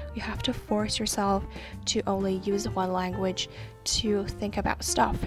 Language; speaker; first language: English; non-native, local second language; Cantonese